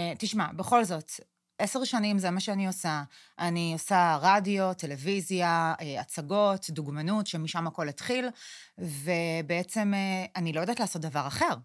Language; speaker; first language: Hebrew; native; Hebrew